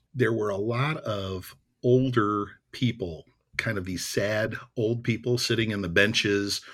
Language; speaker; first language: English; native; English